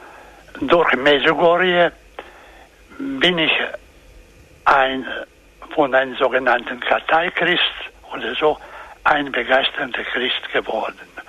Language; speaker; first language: German; non-native, fluent; Croatian